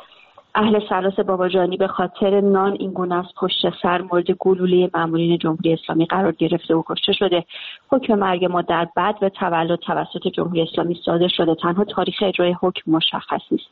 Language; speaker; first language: Persian; native; Persian